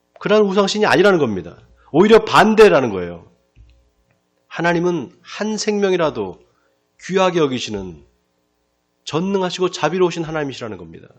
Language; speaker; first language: Korean; native; Korean